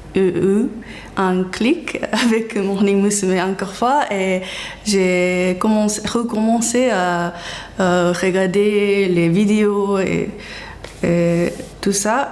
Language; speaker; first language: French; non-native, learner; Japanese